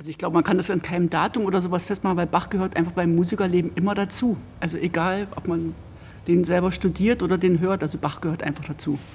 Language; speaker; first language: German; native; German